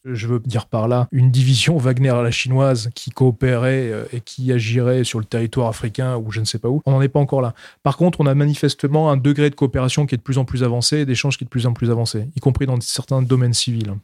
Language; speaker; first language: French; native; French